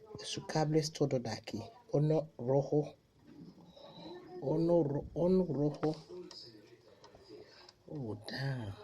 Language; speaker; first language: Spanish; non-native, learner; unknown